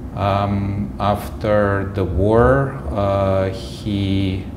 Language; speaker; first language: English; non-native, fluent; Russian